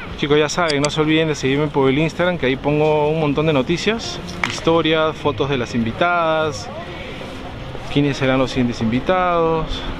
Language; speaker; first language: Spanish; native; Spanish